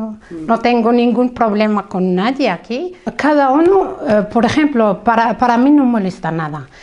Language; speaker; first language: Spanish; non-native, fluent; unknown